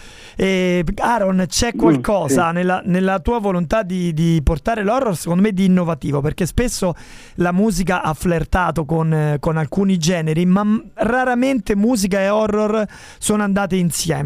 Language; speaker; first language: Italian; native; Italian